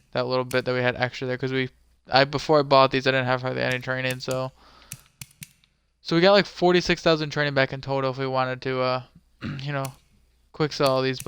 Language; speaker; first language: English; native; English